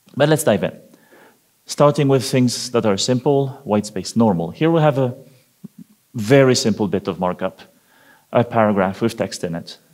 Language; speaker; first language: English; non-native, fluent; French